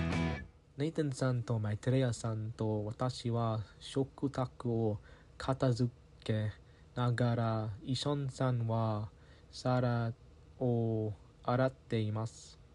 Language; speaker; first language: Japanese; non-native, learner; English